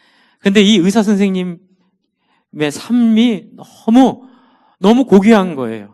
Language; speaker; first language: Korean; native; Korean